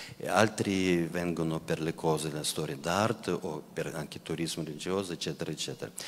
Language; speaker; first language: Italian; non-native, fluent; Russian